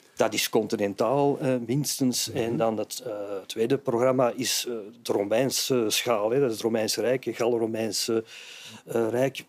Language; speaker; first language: Dutch; native; Dutch